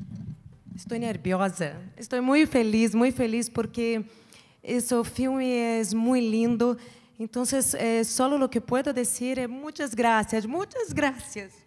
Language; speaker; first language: Portuguese; non-native, learner; Spanish